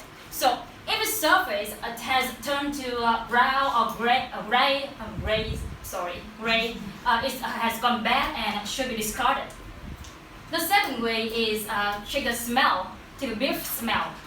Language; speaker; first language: English; non-native, learner; Vietnamese